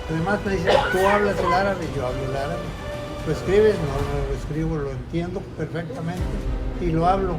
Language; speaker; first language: Spanish; non-native, local second language; Arabic